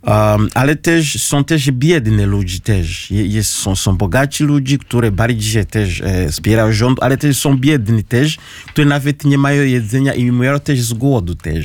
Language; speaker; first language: Polish; non-native, learner; Kinyarwanda